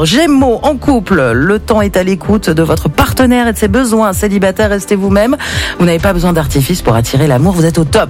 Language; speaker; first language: French; native; French